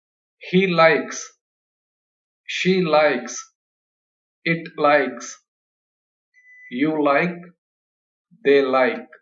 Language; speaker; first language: English; non-native, local second language; Kannada